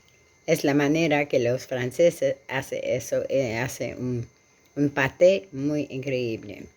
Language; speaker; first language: Spanish; non-native, learner; French